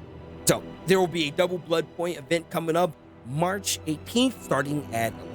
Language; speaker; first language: English; native; English